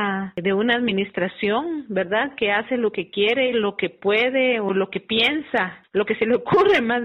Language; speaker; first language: Spanish; native; Spanish